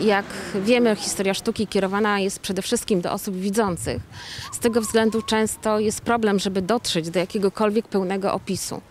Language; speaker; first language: Polish; native; Polish